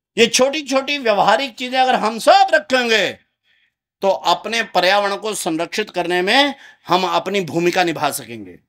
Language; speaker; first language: Hindi; native; Hindi